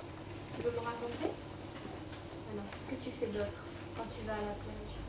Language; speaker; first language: French; native; French